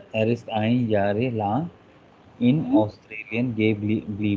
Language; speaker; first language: German; non-native, learner; Hindi